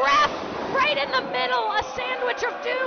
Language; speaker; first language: English; native; English